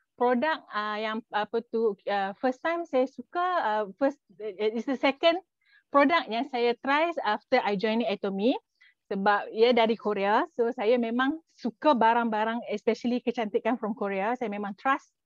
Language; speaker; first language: Malay; native; Malay